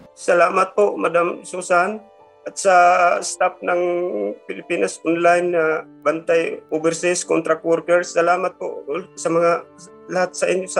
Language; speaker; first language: Filipino; non-native, local second language; Cebuano